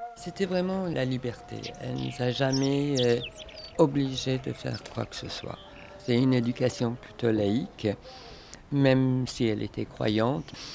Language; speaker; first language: French; non-native, fluent; Persian